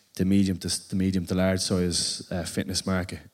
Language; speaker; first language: English; native; English